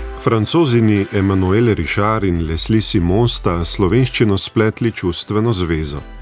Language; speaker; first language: Slovenian; native; Slovenian